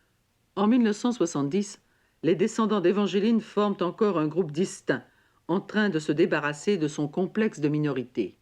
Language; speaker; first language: French; native; French